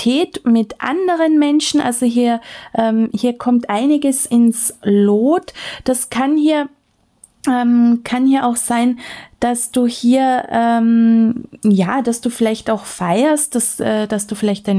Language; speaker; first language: German; native; German